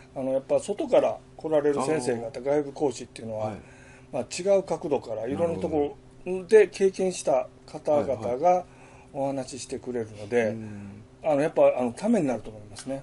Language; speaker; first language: Japanese; native; Japanese